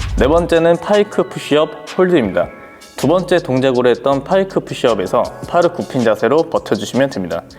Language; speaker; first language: Korean; native; Korean